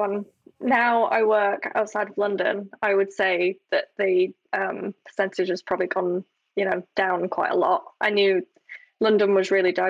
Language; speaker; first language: English; native; English